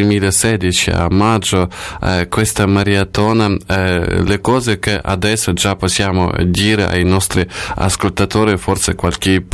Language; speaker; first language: Italian; non-native, fluent; Ukrainian